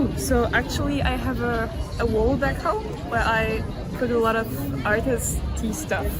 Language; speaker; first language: English; non-native, fluent; French